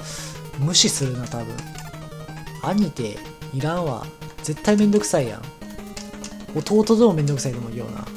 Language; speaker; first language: Japanese; native; Japanese